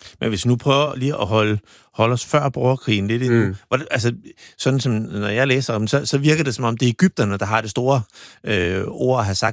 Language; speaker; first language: Danish; native; Danish